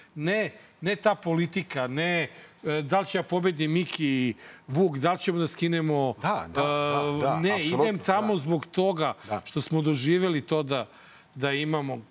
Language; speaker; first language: Serbian; native; Serbian